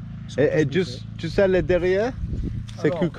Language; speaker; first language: French; non-native, learner; English